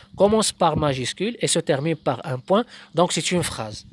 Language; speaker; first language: French; non-native, local second language; Arabic